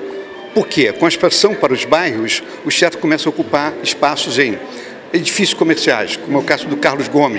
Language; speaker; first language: Portuguese; native; Portuguese